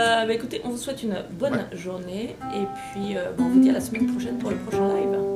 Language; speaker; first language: French; native; French